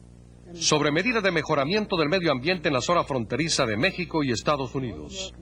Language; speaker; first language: Spanish; native; Spanish